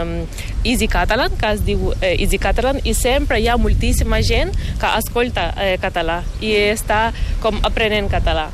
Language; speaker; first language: Catalan; non-native, fluent; Ukrainian